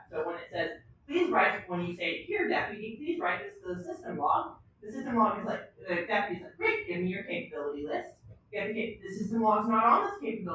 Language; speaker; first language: English; native; English